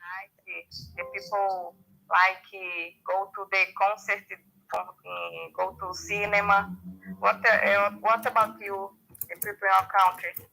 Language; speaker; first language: English; non-native, learner; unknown